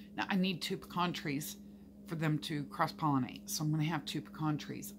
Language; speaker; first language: English; native; English